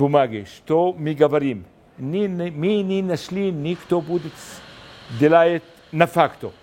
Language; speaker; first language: Russian; non-native, learner; Arabic